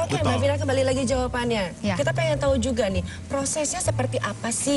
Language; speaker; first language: Indonesian; native; Indonesian